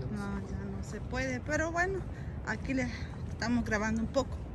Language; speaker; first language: Spanish; native; Spanish